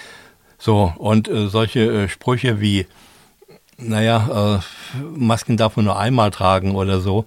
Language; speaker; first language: German; native; German